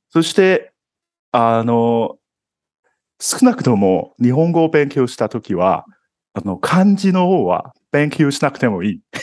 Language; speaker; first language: Japanese; non-native, fluent; Cantonese